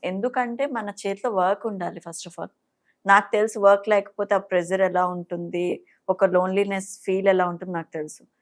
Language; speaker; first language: Telugu; non-native, fluent; Bangla